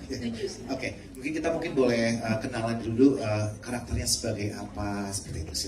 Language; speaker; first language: Indonesian; native; Indonesian